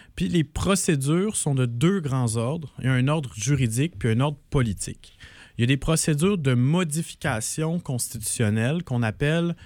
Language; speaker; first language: French; native; French